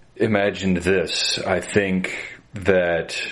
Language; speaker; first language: English; native; English